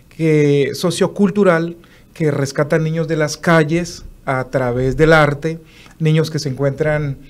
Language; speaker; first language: Spanish; native; Spanish